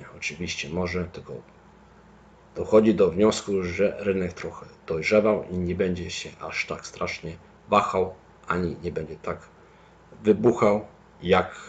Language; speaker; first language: Polish; early bilingual, heritage; Polish